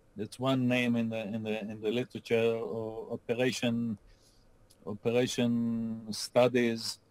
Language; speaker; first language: English; non-native, fluent; Hebrew